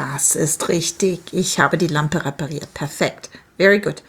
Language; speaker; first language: German; non-native, fluent; English